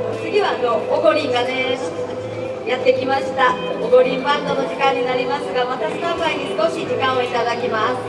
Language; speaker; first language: Japanese; native; Japanese